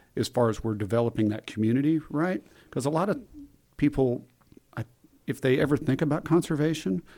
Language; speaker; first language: English; native; English